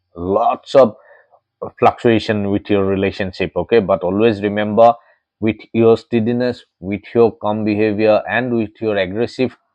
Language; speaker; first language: English; non-native, local second language; Assamese